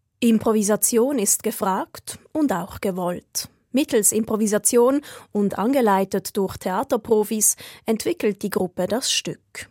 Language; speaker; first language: German; native; German